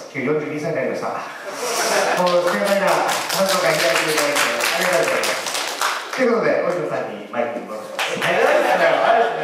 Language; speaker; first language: Japanese; native; Japanese